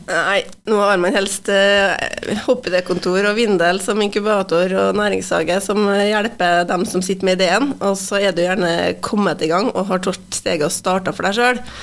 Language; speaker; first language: Norwegian; native; Norwegian